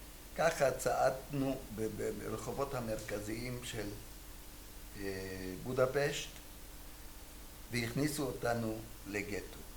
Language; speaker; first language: Hebrew; non-native, fluent; Hungarian